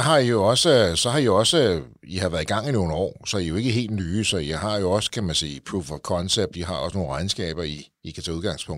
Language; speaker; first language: Danish; native; Danish